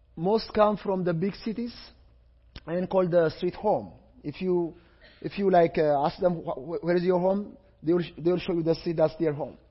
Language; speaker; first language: English; non-native, fluent; Amharic